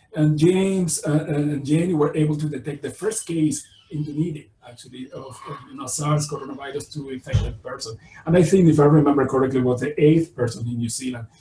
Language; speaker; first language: English; non-native, fluent; Spanish